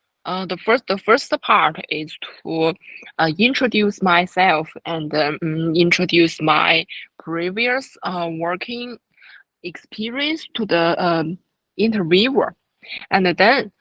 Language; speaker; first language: English; non-native, fluent; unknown